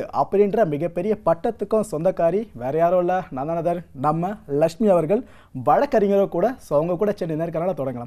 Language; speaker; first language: Tamil; native; Tamil